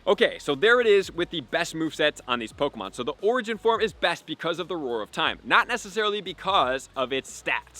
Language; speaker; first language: English; native; English